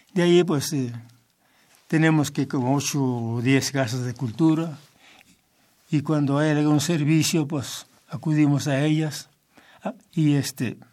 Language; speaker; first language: Spanish; native; Spanish